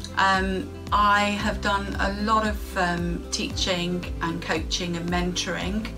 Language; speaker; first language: English; native; English